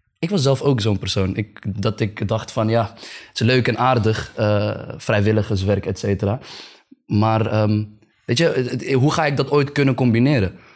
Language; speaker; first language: Dutch; early bilingual, other home language; Arabic